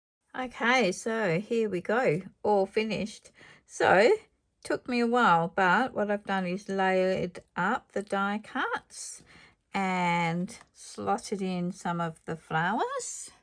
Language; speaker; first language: English; native; English